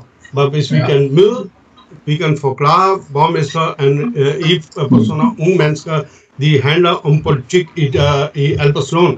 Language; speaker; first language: Danish; non-native, fluent; Urdu